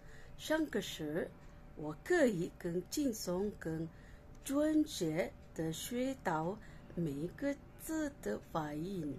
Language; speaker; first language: Chinese; non-native, learner; Malay